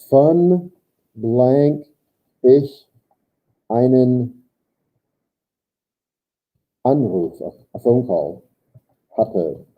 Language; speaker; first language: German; non-native, fluent; English